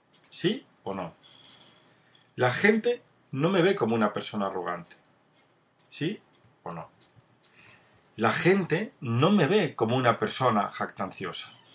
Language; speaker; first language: Spanish; native; Spanish